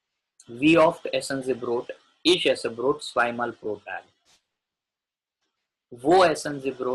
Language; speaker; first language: German; non-native, learner; Gujarati